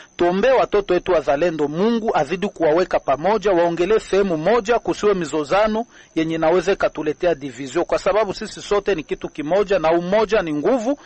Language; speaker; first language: Swahili; native; Swahili